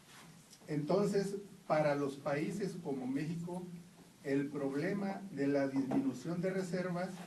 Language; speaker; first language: Spanish; native; Spanish